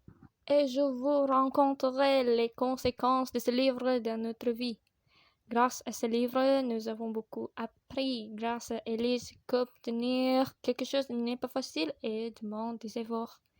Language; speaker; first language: French; non-native, learner; Indonesian